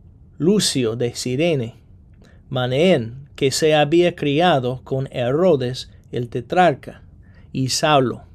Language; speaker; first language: Spanish; non-native, fluent; English